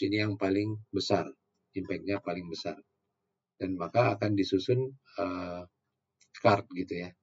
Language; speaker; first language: Indonesian; native; Indonesian